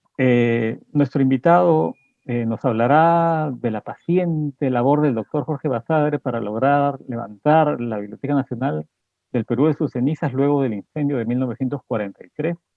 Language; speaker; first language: Spanish; native; Spanish